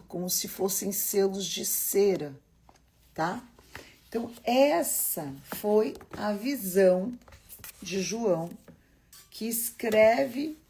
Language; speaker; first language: Portuguese; native; Portuguese